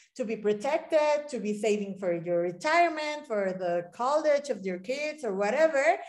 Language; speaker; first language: English; non-native, fluent; Spanish